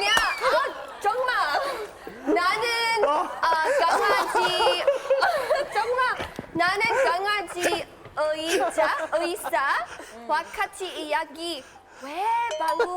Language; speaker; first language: Korean; non-native, learner; English